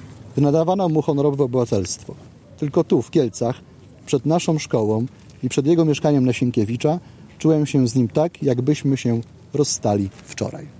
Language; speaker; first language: Polish; native; Polish